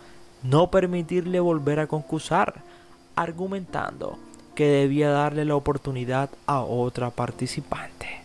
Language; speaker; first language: Spanish; native; Spanish